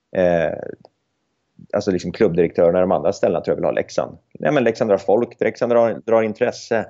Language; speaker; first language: Swedish; native; Swedish